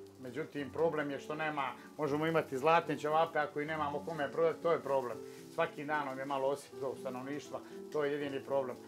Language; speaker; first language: Serbian; native; Serbian